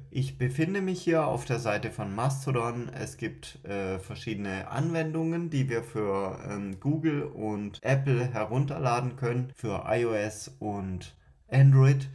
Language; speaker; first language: German; native; German